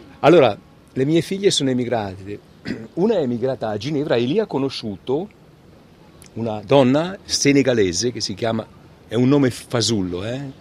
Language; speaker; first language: Italian; native; Italian